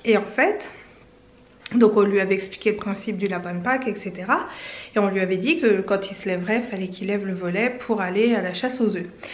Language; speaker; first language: French; native; French